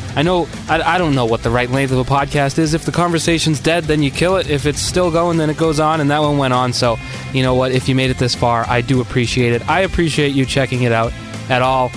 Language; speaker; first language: English; native; English